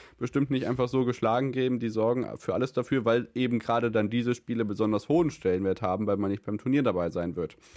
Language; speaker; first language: German; native; German